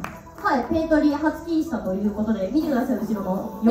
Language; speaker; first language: Japanese; native; Japanese